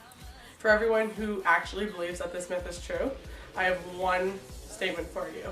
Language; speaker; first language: English; native; English